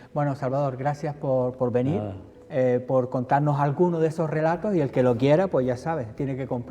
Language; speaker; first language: Spanish; native; Spanish